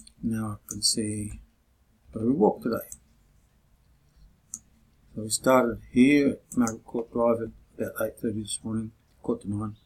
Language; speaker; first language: English; native; English